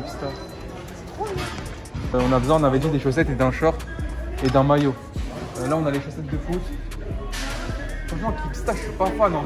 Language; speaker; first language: French; native; French